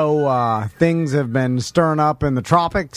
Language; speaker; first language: English; native; English